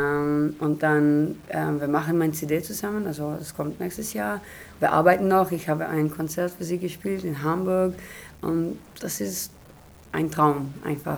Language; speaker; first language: German; non-native, learner; Hebrew